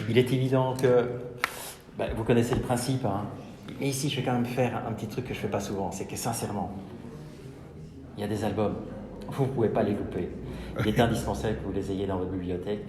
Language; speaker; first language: French; native; French